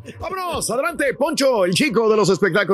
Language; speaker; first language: Spanish; native; Spanish